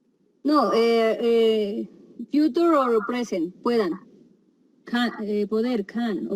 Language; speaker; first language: English; non-native, learner; Spanish